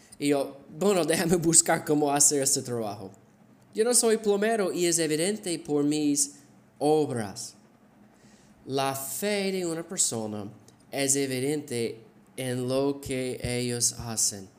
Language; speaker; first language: Spanish; non-native, fluent; English